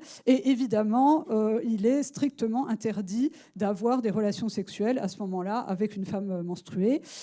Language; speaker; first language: French; native; French